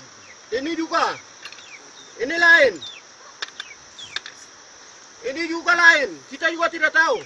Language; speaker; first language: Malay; non-native, local second language; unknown